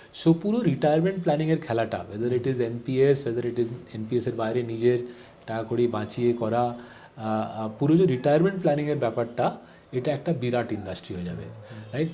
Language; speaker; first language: Bangla; early bilingual, heritage; Bangla